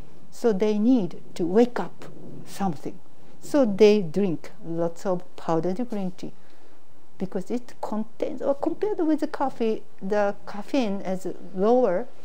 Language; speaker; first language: English; non-native, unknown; Japanese